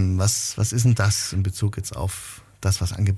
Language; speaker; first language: German; native; German